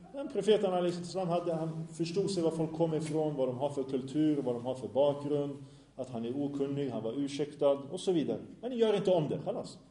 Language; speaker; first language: Swedish; early bilingual, other home language; Arabic